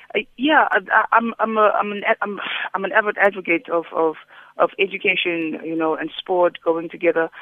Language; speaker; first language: English; non-native, local second language; Xhosa